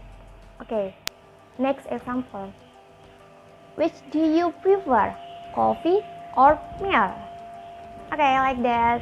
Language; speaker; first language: English; non-native, learner; Indonesian